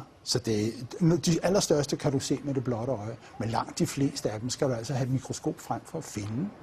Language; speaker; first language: Danish; native; Danish